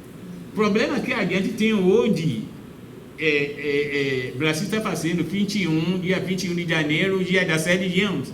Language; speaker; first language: Portuguese; non-native, fluent; Yoruba